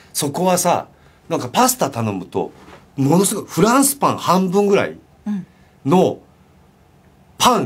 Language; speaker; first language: Japanese; native; Japanese